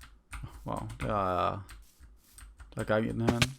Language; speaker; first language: Danish; native; Danish